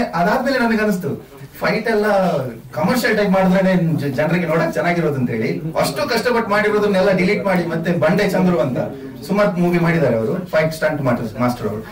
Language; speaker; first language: Kannada; non-native, local second language; Tulu